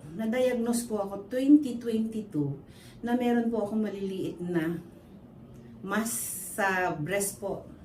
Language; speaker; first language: Filipino; native; Filipino